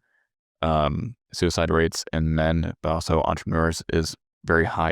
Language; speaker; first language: English; native; English